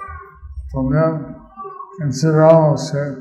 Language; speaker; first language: Spanish; non-native, learner; English